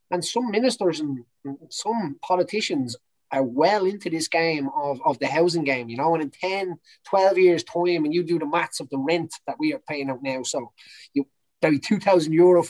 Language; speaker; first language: English; native; English